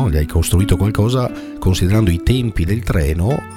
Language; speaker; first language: Italian; native; Italian